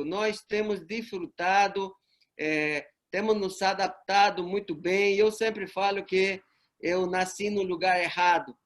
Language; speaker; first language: Portuguese; non-native, fluent; Spanish